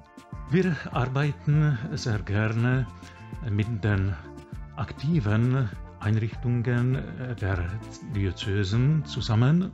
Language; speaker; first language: German; non-native, fluent; Czech